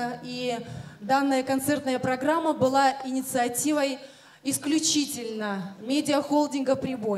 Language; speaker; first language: Russian; non-native, local second language; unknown